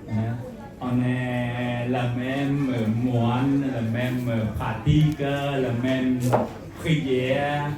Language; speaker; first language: French; non-native, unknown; Khmer